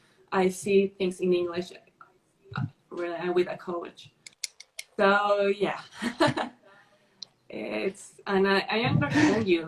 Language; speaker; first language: English; non-native, learner; Spanish